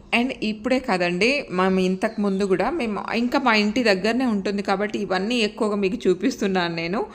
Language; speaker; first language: Telugu; non-native, local second language; Lambadi